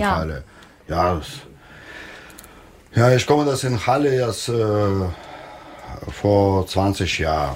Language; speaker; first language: German; non-native, learner; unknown